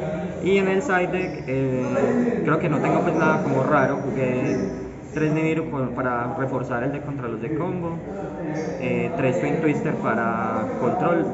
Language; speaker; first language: Spanish; native; Spanish